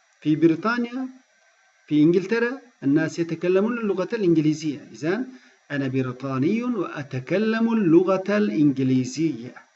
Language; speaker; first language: Arabic; non-native, fluent; Turkish